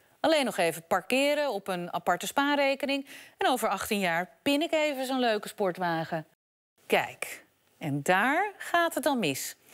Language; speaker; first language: Dutch; native; Dutch